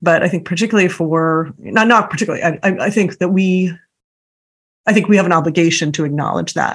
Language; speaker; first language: English; native; English